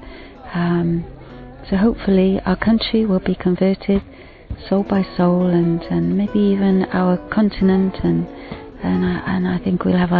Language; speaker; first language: English; native; English